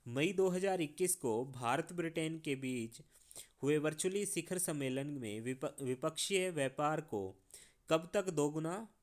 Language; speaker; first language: Hindi; non-native, local second language; Punjabi